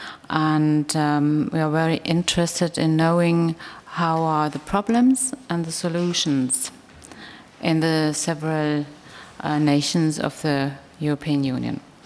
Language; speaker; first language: English; non-native, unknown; German